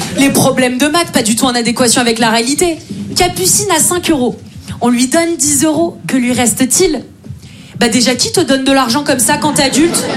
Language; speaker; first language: French; native; French